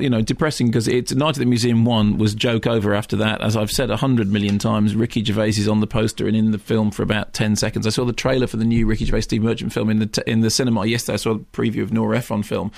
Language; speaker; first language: English; native; English